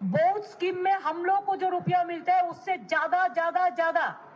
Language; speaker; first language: Hindi; non-native, local second language; Bangla